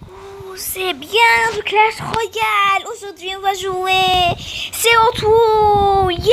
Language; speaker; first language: French; non-native, learner; Arabic